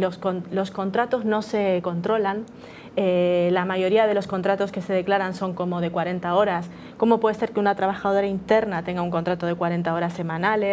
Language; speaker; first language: Spanish; native; Spanish